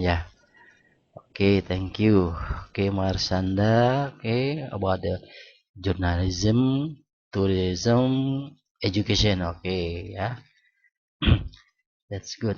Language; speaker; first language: English; non-native, learner; Indonesian